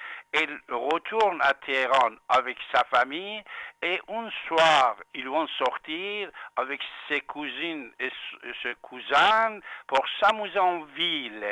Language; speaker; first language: French; non-native, fluent; Persian